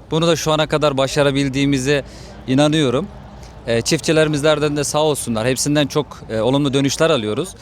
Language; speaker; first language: Turkish; native; Turkish